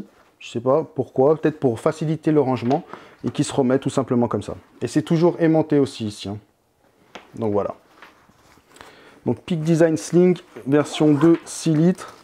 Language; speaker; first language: French; native; French